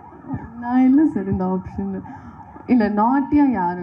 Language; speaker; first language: Tamil; non-native, learner; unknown